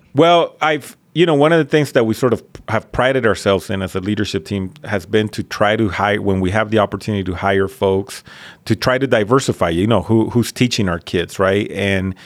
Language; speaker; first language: English; early bilingual, other home language; Spanish